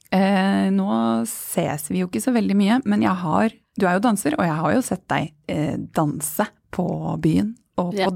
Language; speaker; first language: Norwegian; native; Norwegian